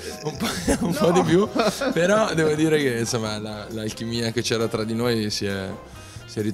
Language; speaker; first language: Italian; native; Italian